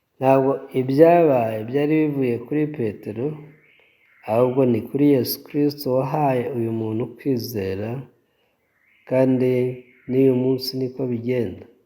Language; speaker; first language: Kinyarwanda; native; Kinyarwanda